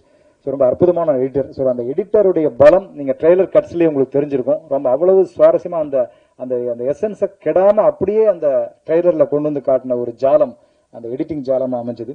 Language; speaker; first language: Tamil; native; Tamil